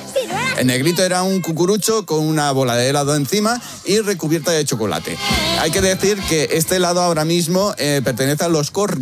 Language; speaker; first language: Spanish; native; Spanish